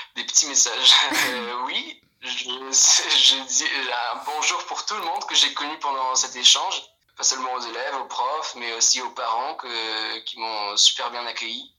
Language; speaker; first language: French; non-native, fluent; Polish